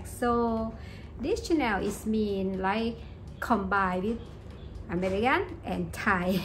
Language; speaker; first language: English; non-native, learner; Thai